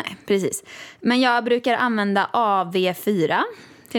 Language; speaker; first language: Swedish; native; Swedish